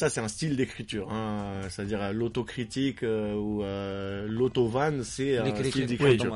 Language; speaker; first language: French; non-native, local second language; Arabic